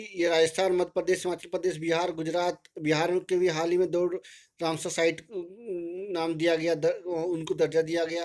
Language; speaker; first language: Hindi; native; Hindi